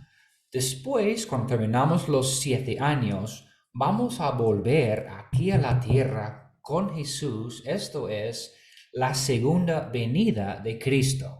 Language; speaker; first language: Spanish; non-native, fluent; English